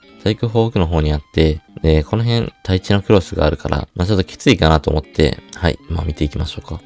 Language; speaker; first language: Japanese; native; Japanese